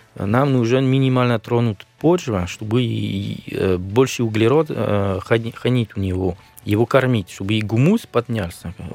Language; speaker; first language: Russian; non-native, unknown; French